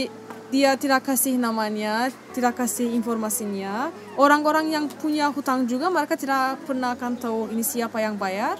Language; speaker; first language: Indonesian; non-native, fluent; Turkish